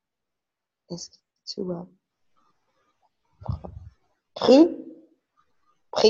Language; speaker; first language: French; non-native, learner; Portuguese